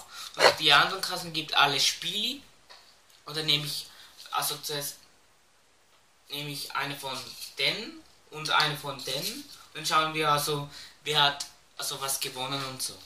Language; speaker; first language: German; early bilingual, other home language; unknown